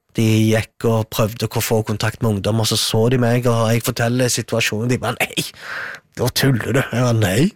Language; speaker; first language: Norwegian; early bilingual, other home language; Arabic